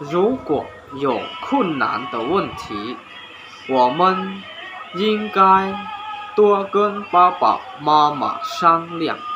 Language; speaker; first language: Chinese; non-native, learner; Hmong